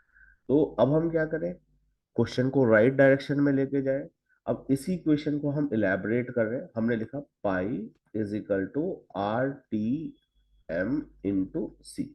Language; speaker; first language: Hindi; native; Hindi